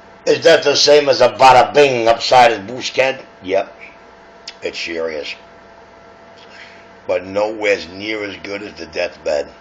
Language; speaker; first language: English; native; English